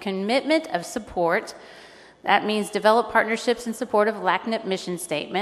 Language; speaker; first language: English; native; English